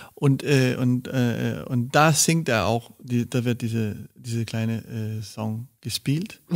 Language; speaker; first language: German; non-native, fluent; Danish